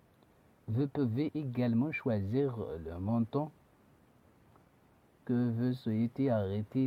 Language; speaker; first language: French; non-native, learner; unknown